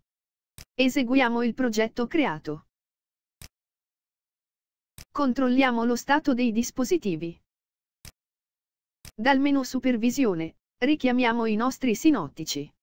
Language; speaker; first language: Italian; native; Italian